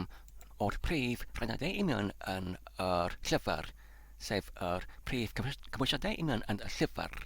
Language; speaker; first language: Welsh; non-native, learner; Polish